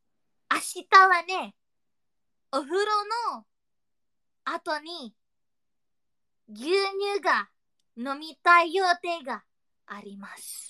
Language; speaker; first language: Japanese; non-native, learner; Indonesian